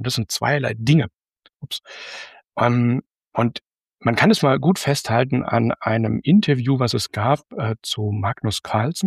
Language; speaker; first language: German; native; German